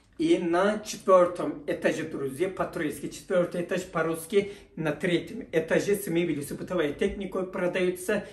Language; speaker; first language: Russian; non-native, learner; Turkish